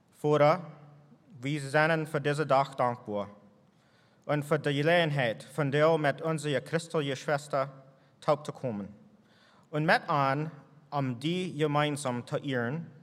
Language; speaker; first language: German; non-native, learner; English